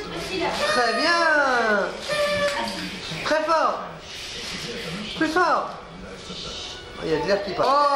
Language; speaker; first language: French; native; French